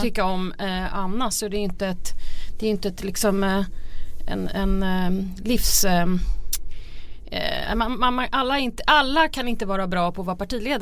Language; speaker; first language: Swedish; native; Swedish